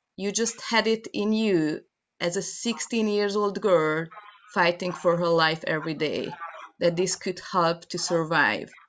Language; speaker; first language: English; non-native, fluent; Hungarian